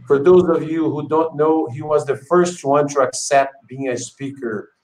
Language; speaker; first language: English; non-native, fluent; Portuguese